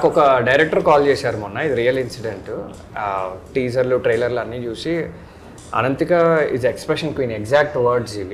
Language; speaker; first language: Telugu; native; Telugu